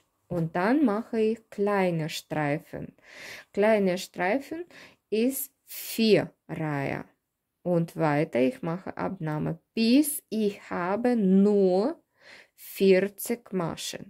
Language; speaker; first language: German; non-native, fluent; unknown